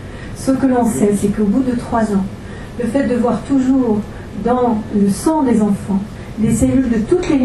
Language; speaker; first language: French; native; French